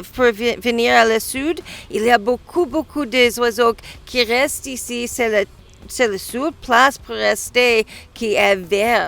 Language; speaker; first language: French; non-native, learner; English